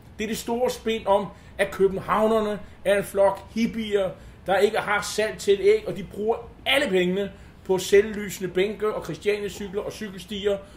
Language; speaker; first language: Danish; native; Danish